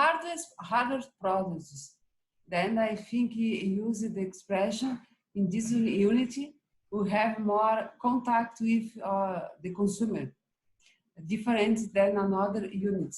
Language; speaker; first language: English; non-native, learner; Portuguese